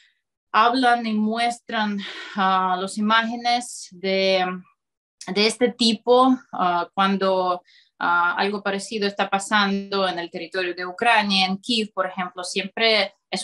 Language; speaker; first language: Spanish; non-native, fluent; Russian